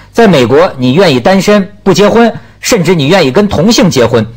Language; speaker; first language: Chinese; native; Chinese